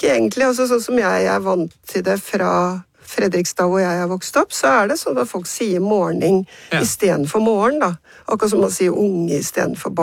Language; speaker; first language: Norwegian; native; Norwegian